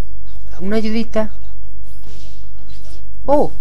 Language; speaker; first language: Spanish; native; Spanish